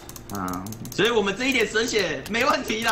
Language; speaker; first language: Chinese; native; Chinese